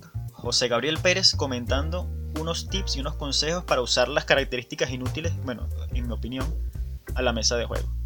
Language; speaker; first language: Spanish; native; Spanish